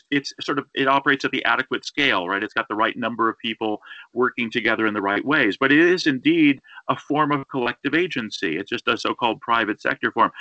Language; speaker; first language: English; native; English